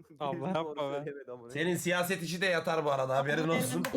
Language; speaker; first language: Turkish; native; Turkish